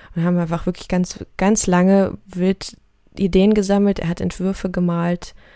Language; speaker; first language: German; early bilingual, other home language; Russian